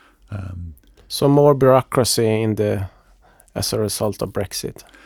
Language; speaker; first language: English; non-native, fluent; Swedish